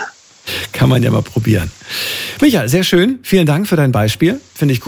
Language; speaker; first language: German; native; German